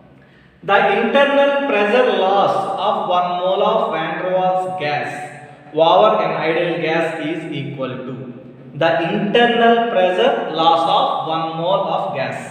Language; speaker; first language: English; non-native, local second language; Telugu